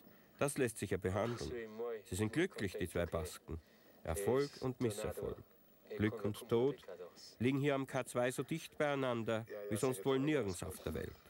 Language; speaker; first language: German; native; German